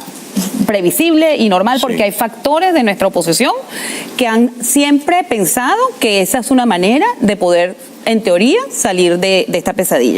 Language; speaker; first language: Spanish; native; Spanish